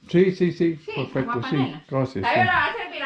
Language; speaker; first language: Spanish; non-native, learner; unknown